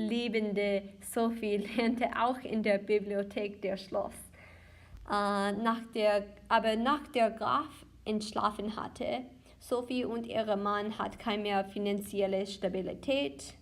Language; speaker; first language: German; non-native, learner; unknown